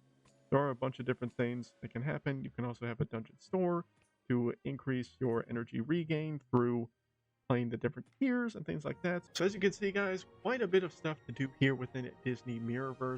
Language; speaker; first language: English; native; English